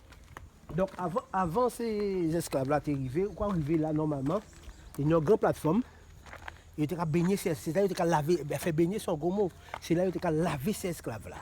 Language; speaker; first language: French; non-native, local second language; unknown